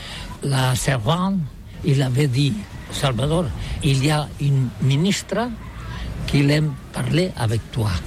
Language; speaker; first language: French; non-native, learner; Catalan